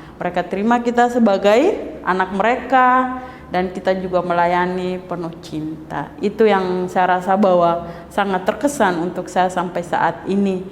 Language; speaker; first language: Indonesian; non-native, local second language; Tetum